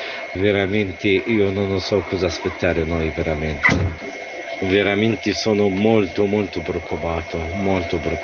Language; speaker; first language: Italian; non-native, learner; Arabic